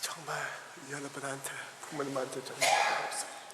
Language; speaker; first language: Korean; early bilingual, heritage; Korean